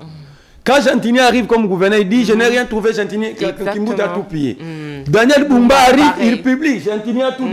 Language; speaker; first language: French; non-native, local second language; Lingala